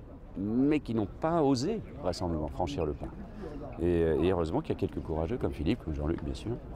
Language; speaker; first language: French; native; French